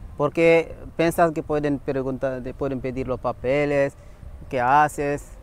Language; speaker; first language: Spanish; non-native, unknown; Wolof